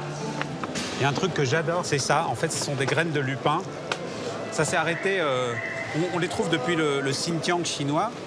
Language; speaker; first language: French; native; French